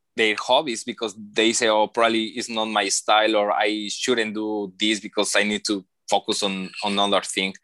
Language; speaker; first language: English; non-native, learner; Spanish